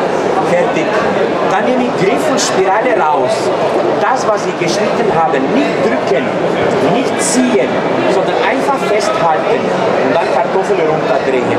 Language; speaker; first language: German; non-native, fluent; Turkish